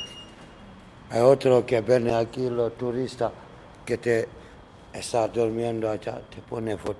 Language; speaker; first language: Spanish; non-native, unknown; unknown